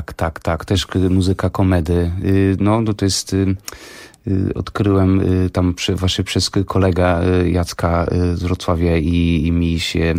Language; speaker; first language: Polish; non-native, fluent; Portuguese